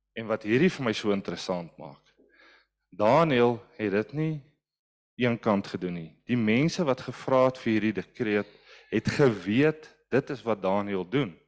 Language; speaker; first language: Afrikaans; non-native, local second language; English